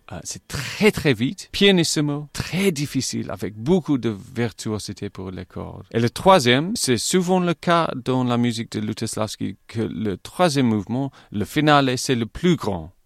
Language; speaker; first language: French; non-native, fluent; English